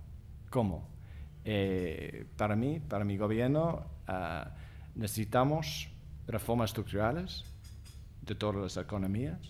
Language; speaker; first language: Spanish; non-native, fluent; English